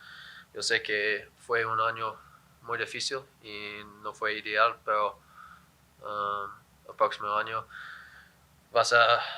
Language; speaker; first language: Spanish; non-native, learner; English